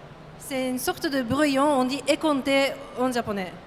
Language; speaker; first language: French; non-native, learner; Japanese